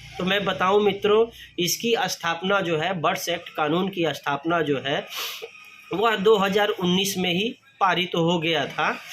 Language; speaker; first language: Hindi; native; Hindi